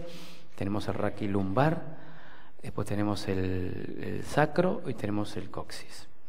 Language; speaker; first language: Spanish; native; Spanish